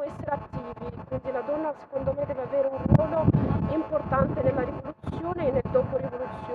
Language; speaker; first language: Italian; non-native, fluent; Arabic